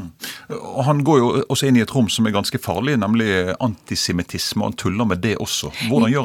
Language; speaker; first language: Norwegian; native; Norwegian